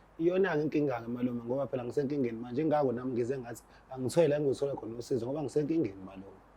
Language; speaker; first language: Zulu; native; Zulu